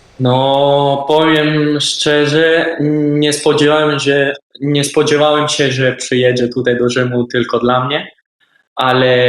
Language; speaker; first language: Polish; early bilingual, heritage; Polish